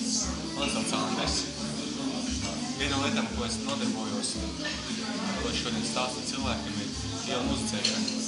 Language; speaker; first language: Latvian; non-native, learner; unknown